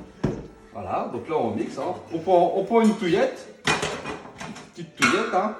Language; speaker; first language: French; native; French